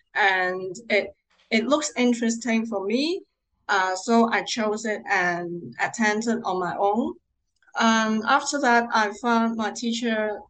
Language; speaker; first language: English; non-native, local second language; Cantonese